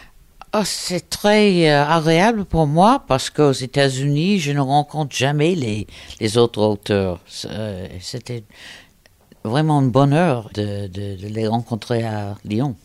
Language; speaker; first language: French; non-native, fluent; English